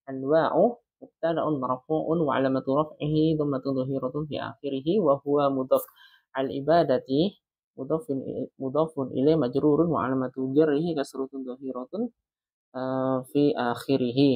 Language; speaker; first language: Arabic; non-native, learner; Indonesian